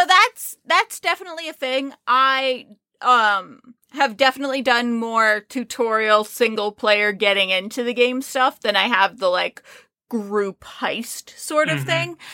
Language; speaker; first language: English; native; English